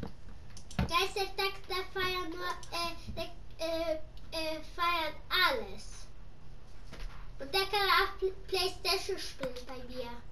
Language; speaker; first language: German; non-native, learner; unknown